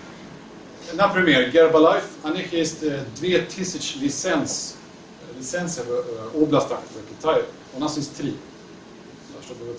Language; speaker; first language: Russian; non-native, learner; Swedish